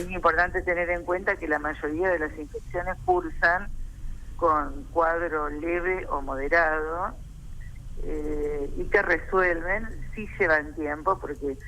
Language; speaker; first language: Spanish; native; Spanish